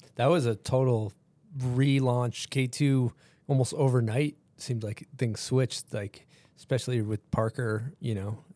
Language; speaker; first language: English; native; English